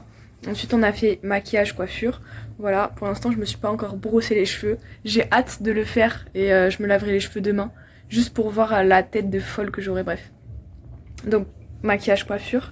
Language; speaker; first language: French; native; French